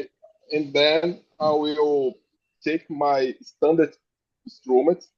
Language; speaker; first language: English; non-native, learner; Portuguese